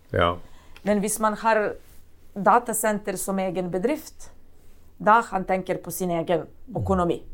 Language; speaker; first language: Norwegian; non-native, fluent; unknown